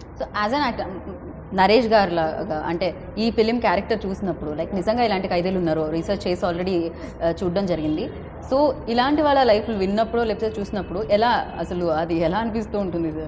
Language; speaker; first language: Telugu; native; Telugu